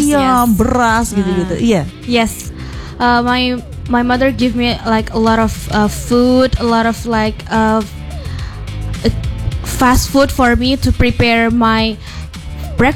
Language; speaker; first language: English; non-native, learner; Indonesian